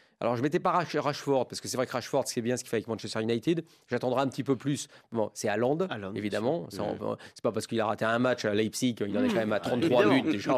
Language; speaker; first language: French; native; French